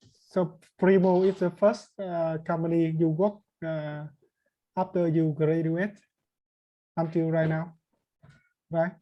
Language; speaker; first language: English; non-native, learner; Vietnamese